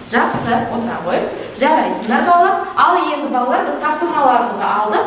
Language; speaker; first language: Kazakh; native; Kazakh